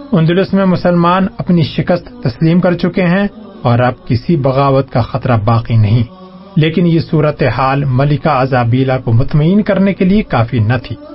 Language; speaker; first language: Urdu; native; Urdu